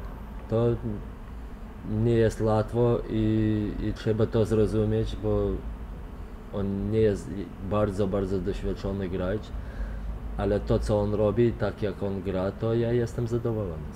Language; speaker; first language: Polish; non-native, fluent; Lithuanian